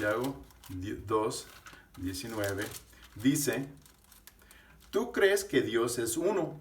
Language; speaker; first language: Spanish; non-native, fluent; English